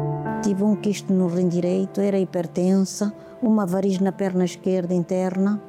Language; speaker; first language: Portuguese; native; Portuguese